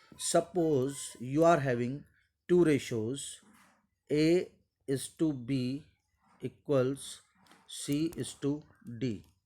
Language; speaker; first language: English; non-native, local second language; Hindi